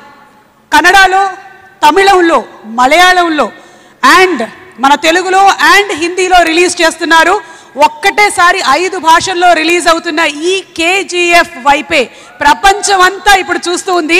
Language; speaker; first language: Telugu; native; Telugu